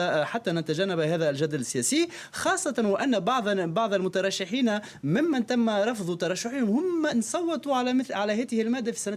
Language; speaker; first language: Arabic; native; Arabic